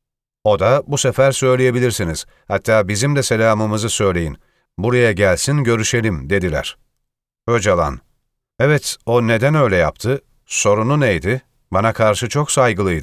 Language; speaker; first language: Turkish; native; Turkish